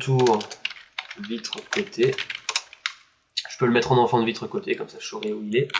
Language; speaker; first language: French; native; French